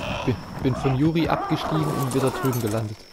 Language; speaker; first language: German; native; German